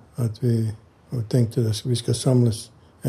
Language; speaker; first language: Norwegian; non-native, learner; Bosnian